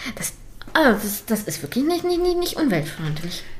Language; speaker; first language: German; native; German